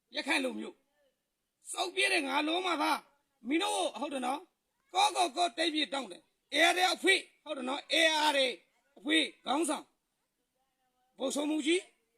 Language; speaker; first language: Burmese; non-native, local second language; Rohingya